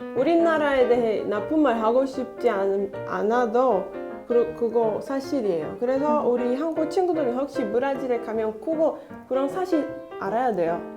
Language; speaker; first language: Korean; non-native, learner; Portuguese